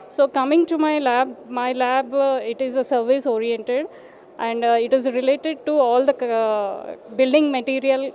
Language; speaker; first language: English; non-native, local second language; Telugu